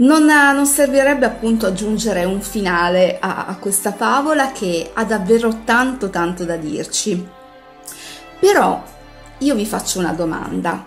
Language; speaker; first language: Italian; native; Italian